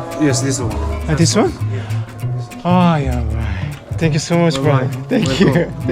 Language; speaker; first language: English; non-native, learner; Korean